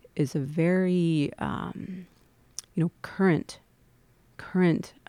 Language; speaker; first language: English; native; English